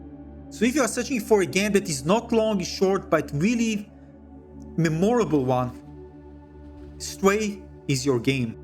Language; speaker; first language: English; non-native, fluent; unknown